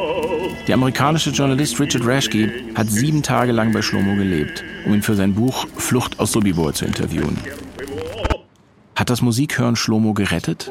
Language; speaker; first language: German; native; German